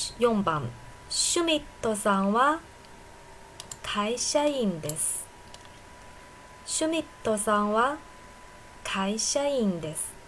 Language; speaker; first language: Japanese; non-native, fluent; Chinese